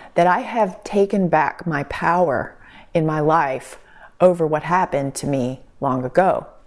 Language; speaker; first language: English; native; English